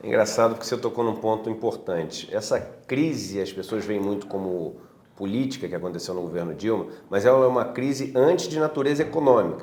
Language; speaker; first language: Portuguese; native; Portuguese